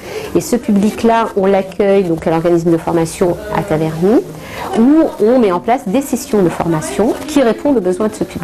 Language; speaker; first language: French; native; French